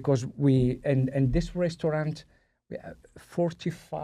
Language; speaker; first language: English; non-native, learner; Spanish